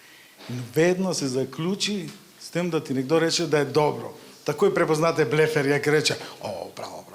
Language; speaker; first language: Slovenian; non-native, fluent; Macedonian